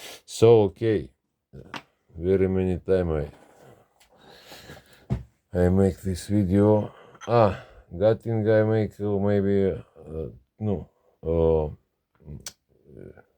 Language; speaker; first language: English; non-native, learner; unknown